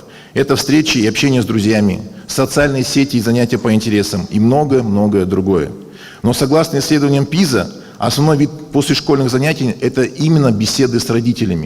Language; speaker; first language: Russian; native; Russian